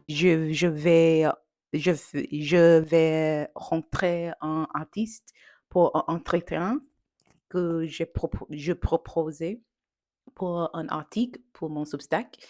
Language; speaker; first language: French; non-native, learner; English